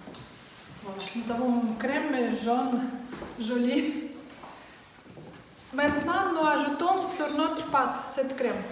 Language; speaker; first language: French; non-native, learner; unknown